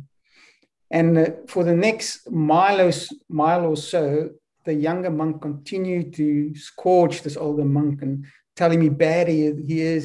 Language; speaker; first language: English; non-native, local second language; Afrikaans